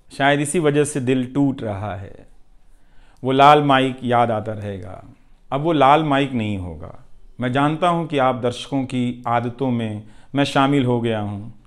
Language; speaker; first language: Hindi; non-native, local second language; Bhojpuri